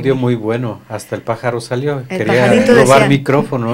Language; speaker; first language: Spanish; native; Spanish